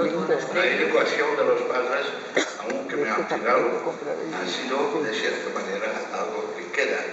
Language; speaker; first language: Spanish; non-native, fluent; Dutch